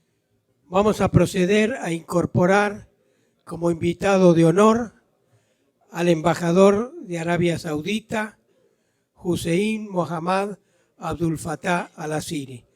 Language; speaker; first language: Spanish; native; Spanish